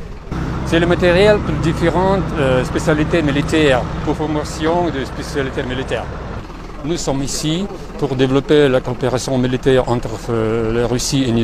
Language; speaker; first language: French; non-native, fluent; Russian